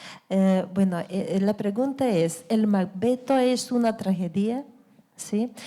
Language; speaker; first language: Spanish; non-native, fluent; Lithuanian